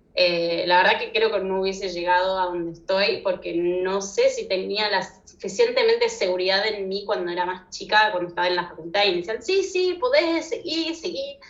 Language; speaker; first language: Spanish; native; Spanish